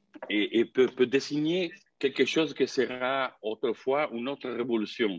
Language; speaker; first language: French; non-native, fluent; Italian